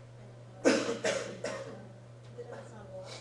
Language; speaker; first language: Japanese; non-native, learner; English